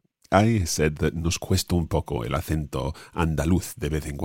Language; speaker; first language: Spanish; non-native, fluent; English